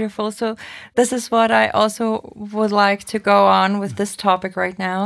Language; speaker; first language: English; non-native, fluent; German